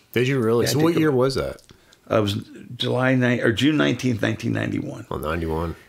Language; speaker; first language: English; native; English